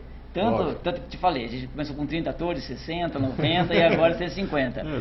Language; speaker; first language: Portuguese; native; Portuguese